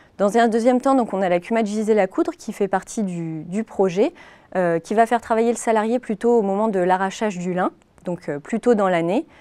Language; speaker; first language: French; native; French